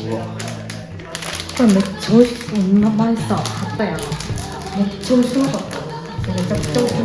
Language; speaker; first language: Japanese; native; Japanese